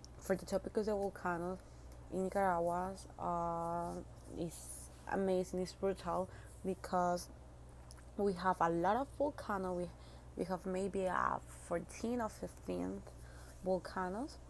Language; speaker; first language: English; non-native, learner; Spanish